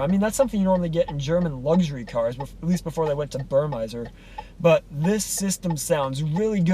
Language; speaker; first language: English; native; English